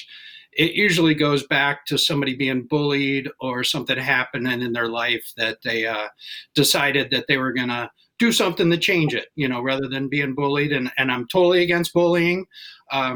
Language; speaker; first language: English; native; English